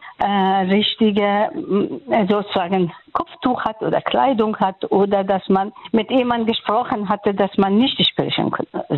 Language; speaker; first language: German; non-native, fluent; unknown